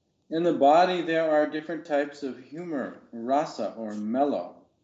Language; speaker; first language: English; native; English